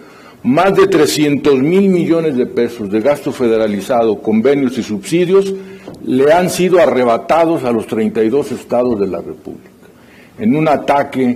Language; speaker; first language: Spanish; native; Spanish